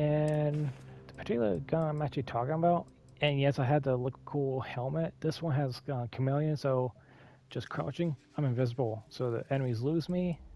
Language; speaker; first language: English; native; English